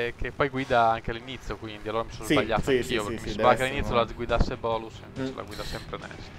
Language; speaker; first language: Italian; native; Italian